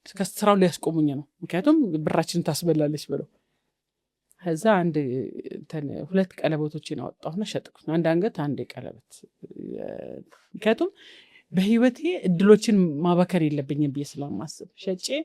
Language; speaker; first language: Amharic; non-native, local second language; Oromo